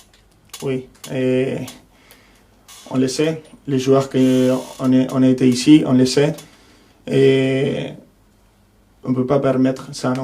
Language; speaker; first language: French; non-native, fluent; Spanish